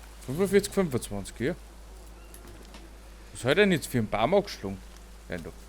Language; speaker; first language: German; native; German